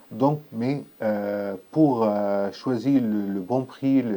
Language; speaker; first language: French; non-native, learner; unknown